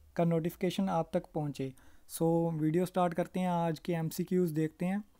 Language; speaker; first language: Hindi; non-native, local second language; Punjabi